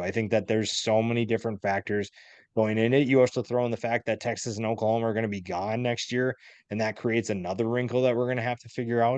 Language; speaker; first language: English; native; English